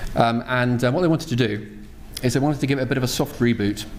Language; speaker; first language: English; native; English